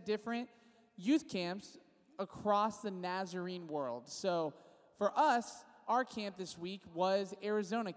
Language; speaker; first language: English; native; English